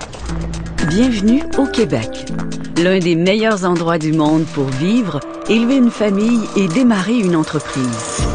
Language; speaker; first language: French; native; French